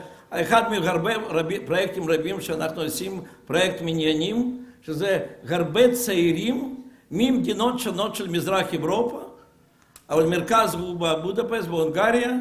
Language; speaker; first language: Hebrew; non-native, fluent; Russian